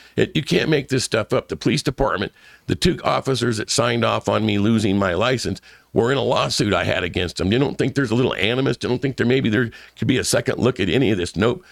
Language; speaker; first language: English; native; English